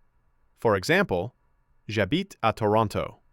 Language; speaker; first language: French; non-native, fluent; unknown